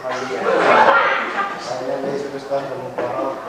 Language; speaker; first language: English; non-native, learner; Indonesian